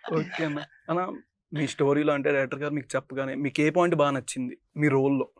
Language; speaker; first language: Telugu; native; Telugu